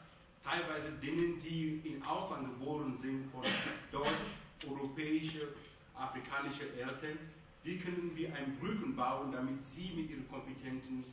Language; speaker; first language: German; non-native, fluent; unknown